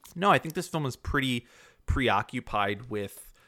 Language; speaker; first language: English; early bilingual, other home language; German